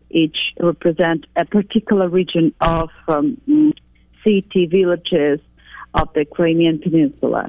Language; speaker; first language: English; non-native, fluent; Ukrainian